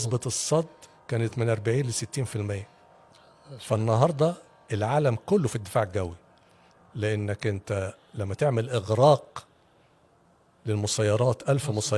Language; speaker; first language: Arabic; native; Arabic